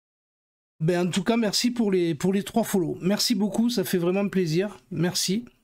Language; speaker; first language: French; native; French